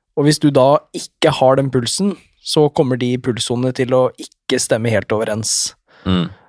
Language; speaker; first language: Norwegian; native; Norwegian